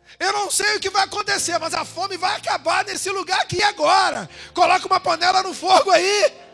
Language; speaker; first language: Portuguese; native; Portuguese